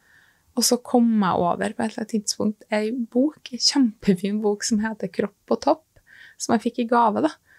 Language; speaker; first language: Norwegian; native; Norwegian